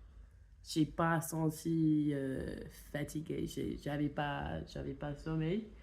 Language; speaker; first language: French; non-native, fluent; English